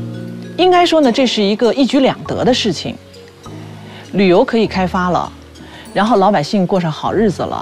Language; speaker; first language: Chinese; native; Chinese